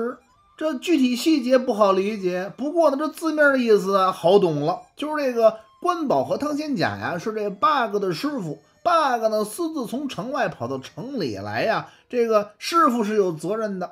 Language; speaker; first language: Chinese; native; Chinese